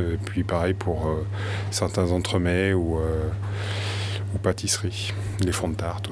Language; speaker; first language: French; native; French